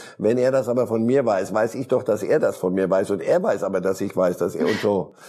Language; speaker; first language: German; early bilingual, other home language; Polish